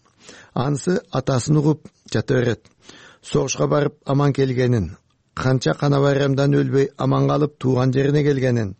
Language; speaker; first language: Kyrgyz; native; Kyrgyz